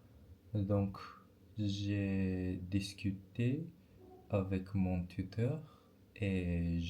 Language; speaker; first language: French; non-native, learner; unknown